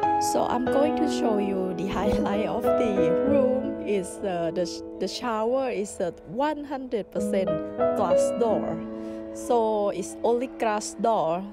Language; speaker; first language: English; non-native, learner; Thai